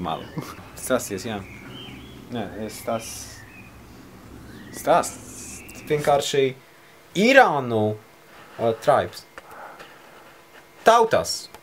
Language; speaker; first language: Latvian; non-native, learner; Polish